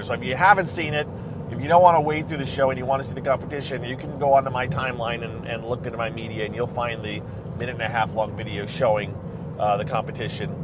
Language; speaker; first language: English; native; English